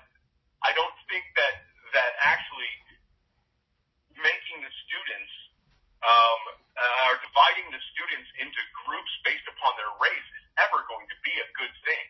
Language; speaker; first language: English; native; English